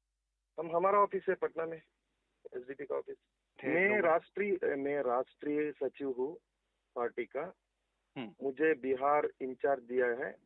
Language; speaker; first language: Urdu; non-native, local second language; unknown